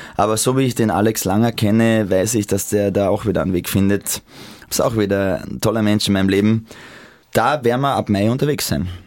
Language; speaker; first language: German; native; German